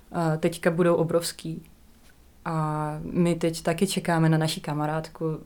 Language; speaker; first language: Czech; non-native, fluent; Russian